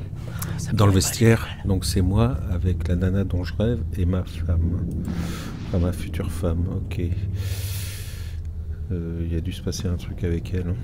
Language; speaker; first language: French; native; French